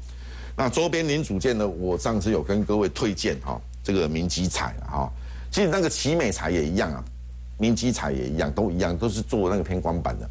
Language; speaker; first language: Chinese; native; Chinese